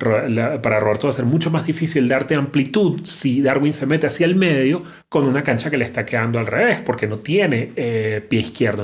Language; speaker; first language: Spanish; native; Spanish